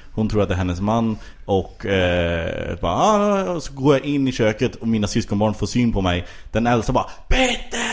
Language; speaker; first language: Swedish; native; Swedish